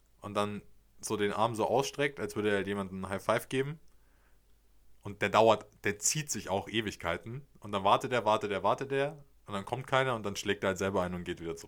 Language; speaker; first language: German; native; German